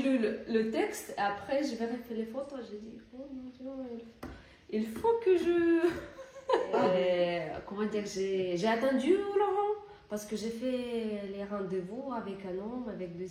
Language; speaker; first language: French; non-native, learner; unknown